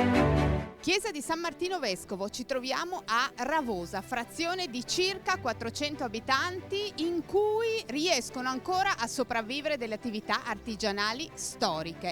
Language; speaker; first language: Italian; native; Italian